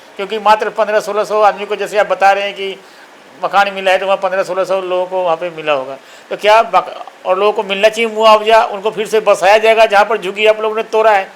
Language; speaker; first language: Hindi; native; Hindi